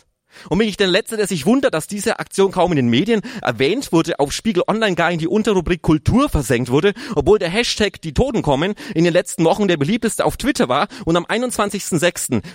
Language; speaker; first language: German; native; German